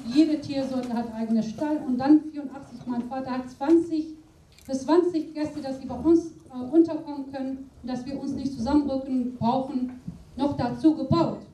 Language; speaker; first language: German; non-native, fluent; Aramaic